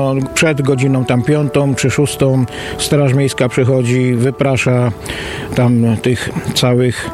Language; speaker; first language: Polish; native; Polish